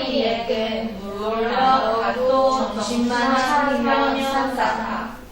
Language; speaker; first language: Korean; non-native, learner; Chinese